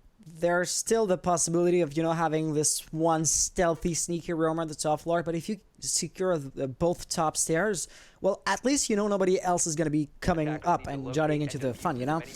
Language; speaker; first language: English; non-native, local second language; French